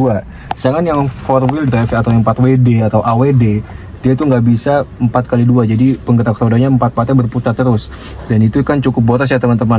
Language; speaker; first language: Indonesian; native; Indonesian